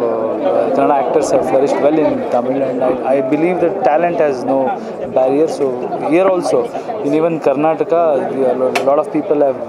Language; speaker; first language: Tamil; non-native, learner; Kannada